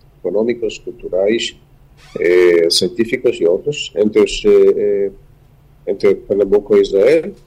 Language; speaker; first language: Portuguese; non-native, fluent; Hebrew